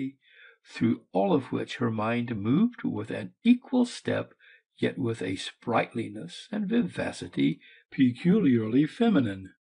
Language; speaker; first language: English; native; English